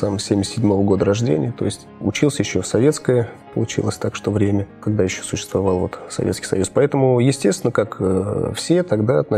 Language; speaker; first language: Russian; native; Russian